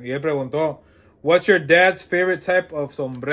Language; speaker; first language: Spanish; early bilingual, heritage; Spanish